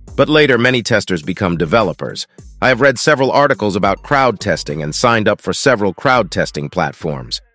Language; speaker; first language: English; non-native, fluent; Russian